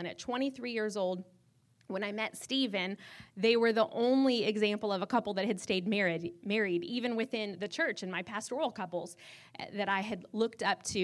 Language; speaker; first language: English; native; English